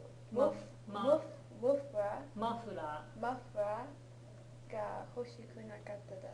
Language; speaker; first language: Japanese; non-native, learner; English